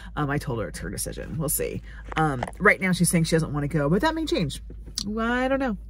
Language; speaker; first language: English; native; English